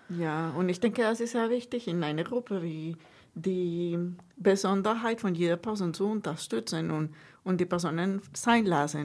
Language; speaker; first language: German; non-native, fluent; Spanish